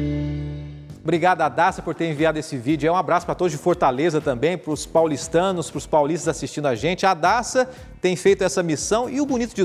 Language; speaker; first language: Portuguese; native; Portuguese